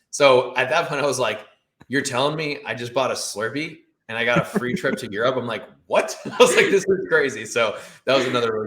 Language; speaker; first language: English; native; English